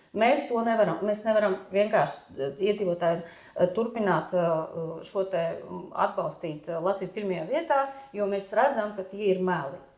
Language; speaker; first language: Latvian; non-native, local second language; Russian